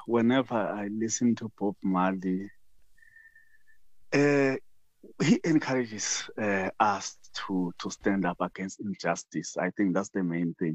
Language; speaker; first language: English; non-native, local second language; Zulu